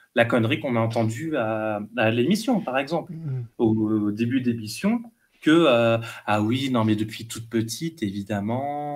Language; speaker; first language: French; native; French